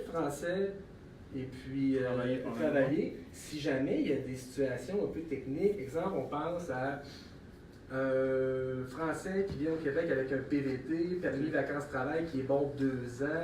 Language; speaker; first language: French; native; French